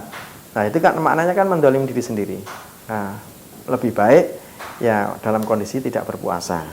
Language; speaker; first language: Indonesian; non-native, local second language; Javanese